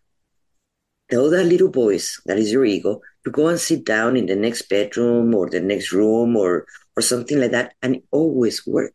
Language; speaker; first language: English; non-native, fluent; Spanish